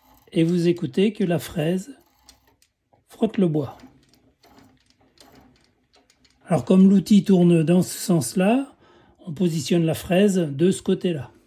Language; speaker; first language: French; native; French